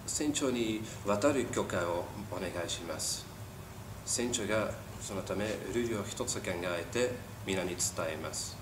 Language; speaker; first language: Japanese; non-native, learner; Dutch